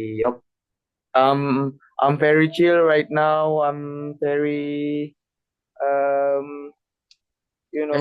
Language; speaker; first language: English; non-native, learner; Indonesian